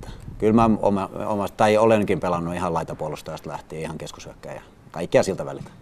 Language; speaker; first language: Finnish; early bilingual, other home language; Swedish